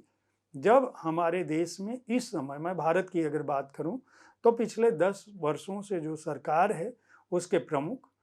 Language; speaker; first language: Hindi; native; Hindi